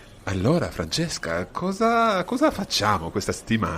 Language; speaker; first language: Italian; non-native, fluent; English